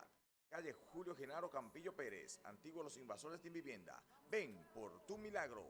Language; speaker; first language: Spanish; native; Spanish